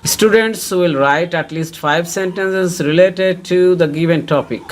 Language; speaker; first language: English; non-native, local second language; Bangla